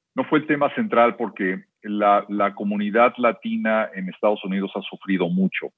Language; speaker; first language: Spanish; native; Spanish